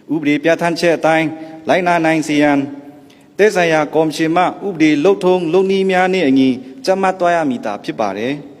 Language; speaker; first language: Burmese; non-native, local second language; Pa'o Karen